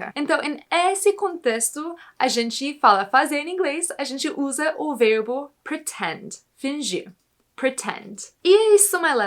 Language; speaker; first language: Portuguese; non-native, fluent; English